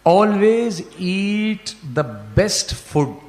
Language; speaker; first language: English; non-native, local second language; Urdu